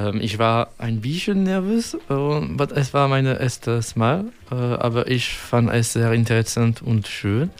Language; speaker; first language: German; non-native, fluent; French